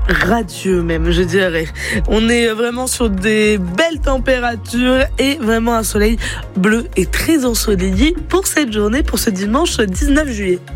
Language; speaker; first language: French; native; French